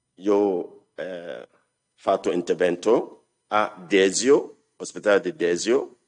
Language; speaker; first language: Italian; non-native, learner; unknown